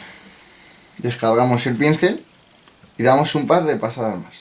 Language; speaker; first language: Spanish; native; Spanish